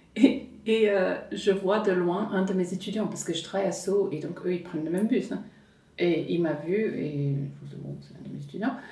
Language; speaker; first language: French; non-native, fluent; English